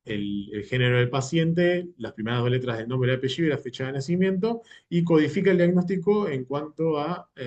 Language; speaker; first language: Spanish; native; Spanish